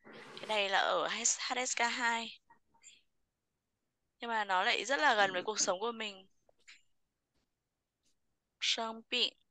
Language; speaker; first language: Chinese; non-native, fluent; Vietnamese